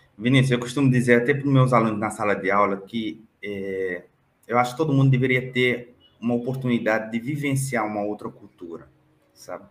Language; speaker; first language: Portuguese; non-native, local second language; Kabuverdianu